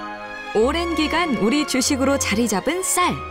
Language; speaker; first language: Korean; native; Korean